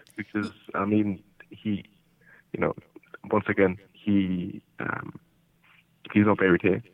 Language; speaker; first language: English; early bilingual, other home language; Portuguese